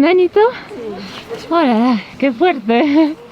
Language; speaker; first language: Spanish; non-native, learner; Polish